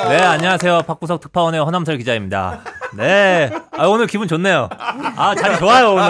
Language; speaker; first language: Korean; native; Korean